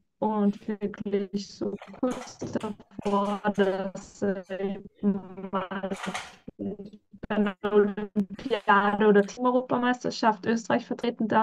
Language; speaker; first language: German; native; German